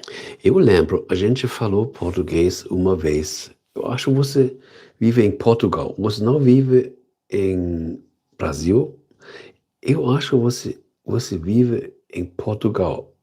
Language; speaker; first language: Portuguese; non-native, learner; German